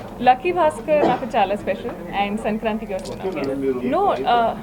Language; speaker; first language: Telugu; non-native, learner; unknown